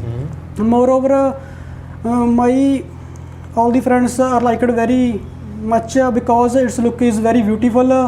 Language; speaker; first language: English; non-native, learner; Punjabi